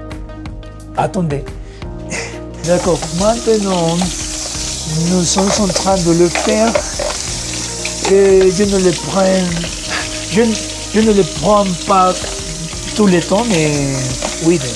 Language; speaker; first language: French; non-native, learner; Spanish